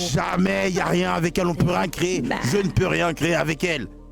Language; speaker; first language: French; native; French